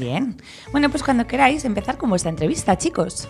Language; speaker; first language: Spanish; native; Spanish